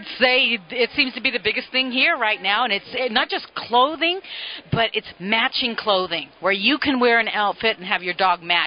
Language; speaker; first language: English; native; English